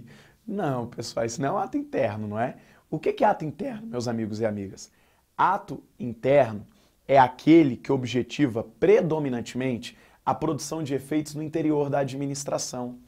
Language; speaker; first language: Portuguese; native; Portuguese